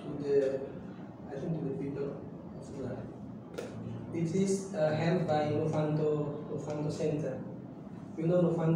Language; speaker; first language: English; non-native, learner; Indonesian